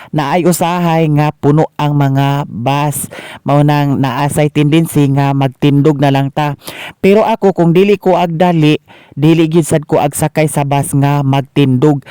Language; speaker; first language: Cebuano; native; Cebuano